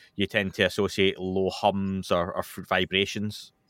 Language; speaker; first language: English; native; English